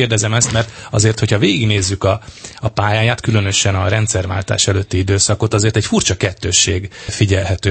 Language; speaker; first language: Hungarian; native; Hungarian